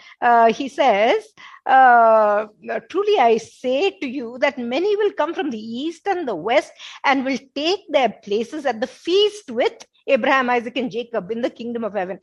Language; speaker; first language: English; non-native, local second language; Telugu